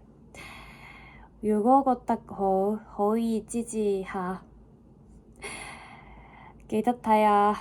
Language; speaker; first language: Cantonese; non-native, learner; Japanese